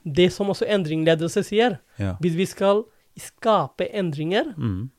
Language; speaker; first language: Norwegian; non-native, fluent; Bangla